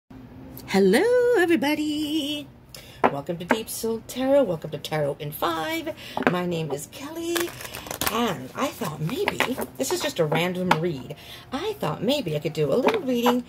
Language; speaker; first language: English; native; English